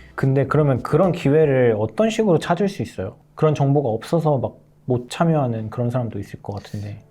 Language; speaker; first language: Korean; native; Korean